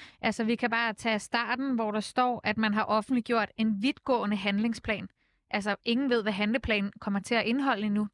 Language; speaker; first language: Danish; native; Danish